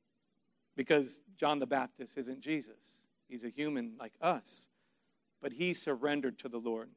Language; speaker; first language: English; native; English